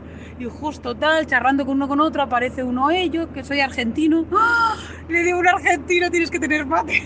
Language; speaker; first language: Spanish; native; Spanish